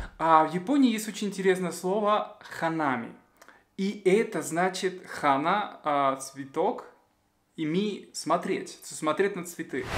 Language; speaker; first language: Russian; non-native, fluent; Spanish